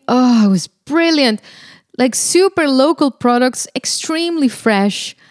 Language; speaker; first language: English; non-native, fluent; Spanish